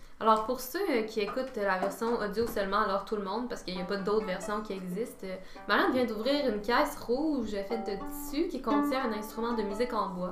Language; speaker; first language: French; native; French